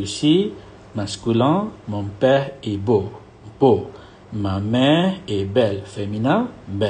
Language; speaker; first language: French; non-native, fluent; Malay